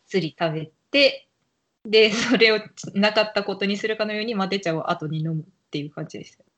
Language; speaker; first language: Japanese; native; Japanese